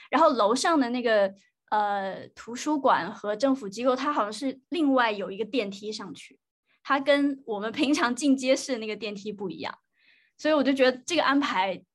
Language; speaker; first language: Chinese; native; Chinese